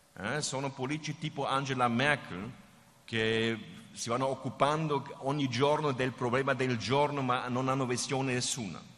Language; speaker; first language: Italian; non-native, fluent; German